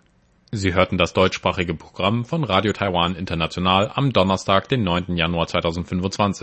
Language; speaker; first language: German; native; German